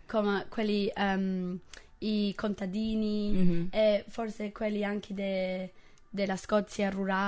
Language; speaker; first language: Italian; non-native, fluent; English